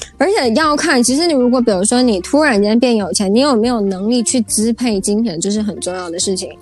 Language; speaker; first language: Chinese; early bilingual, heritage; Chinese